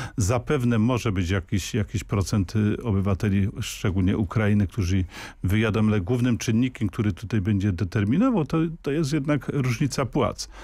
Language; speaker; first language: Polish; native; Polish